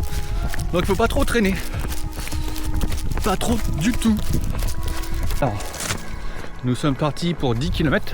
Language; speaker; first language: French; native; French